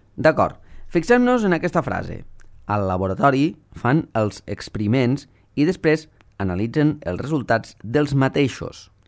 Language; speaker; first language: Catalan; native; Catalan